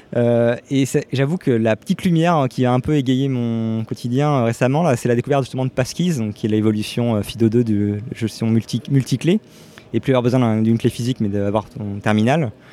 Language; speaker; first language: French; native; French